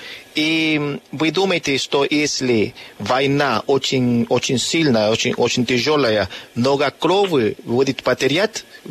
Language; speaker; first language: Russian; non-native, learner; Spanish